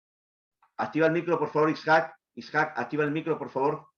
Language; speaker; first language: Spanish; native; Spanish